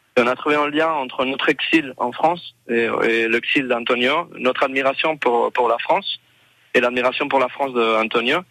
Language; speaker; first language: French; non-native, fluent; Spanish